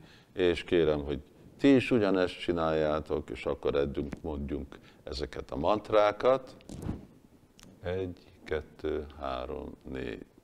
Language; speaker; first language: Hungarian; early bilingual, heritage; Hungarian